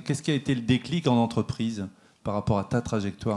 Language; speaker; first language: French; native; French